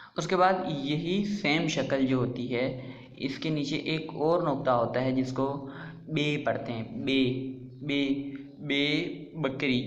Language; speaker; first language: Urdu; non-native, local second language; Sindhi